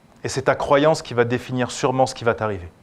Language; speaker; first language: French; native; French